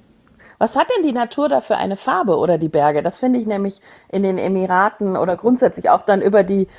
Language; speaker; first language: German; native; German